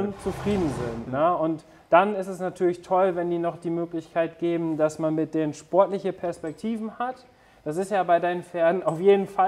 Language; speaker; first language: German; native; German